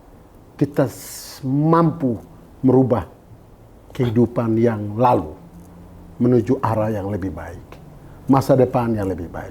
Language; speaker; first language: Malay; non-native, local second language; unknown